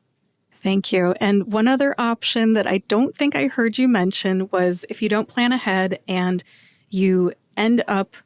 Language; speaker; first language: English; native; English